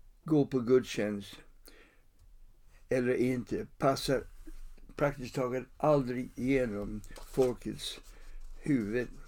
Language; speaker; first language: Swedish; non-native, fluent; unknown